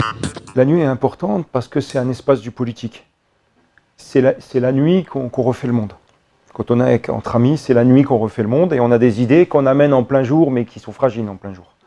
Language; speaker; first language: French; native; French